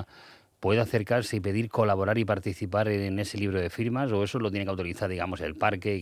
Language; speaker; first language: Spanish; native; Spanish